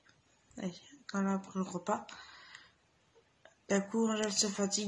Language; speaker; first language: French; native; French